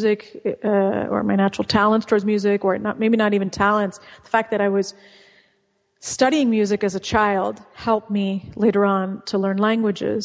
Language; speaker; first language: English; early bilingual, other home language; Russian